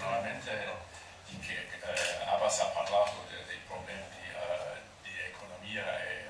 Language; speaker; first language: Italian; non-native, learner; English